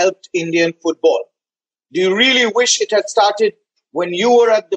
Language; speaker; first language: English; non-native, local second language; Bangla